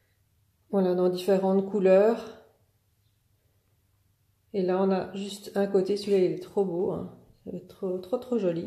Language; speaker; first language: French; native; French